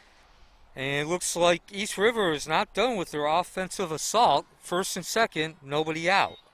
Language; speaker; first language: English; native; English